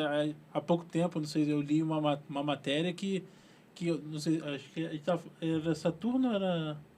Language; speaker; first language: Portuguese; native; Portuguese